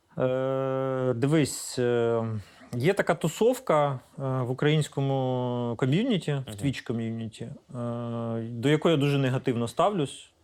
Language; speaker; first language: Ukrainian; non-native, local second language; Russian